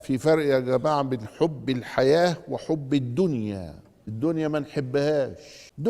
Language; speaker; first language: Arabic; native; Arabic